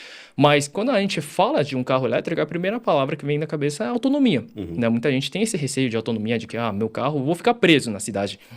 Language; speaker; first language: Portuguese; early bilingual, other home language; Chinese